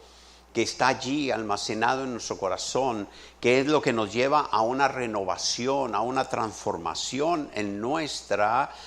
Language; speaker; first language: Spanish; native; Spanish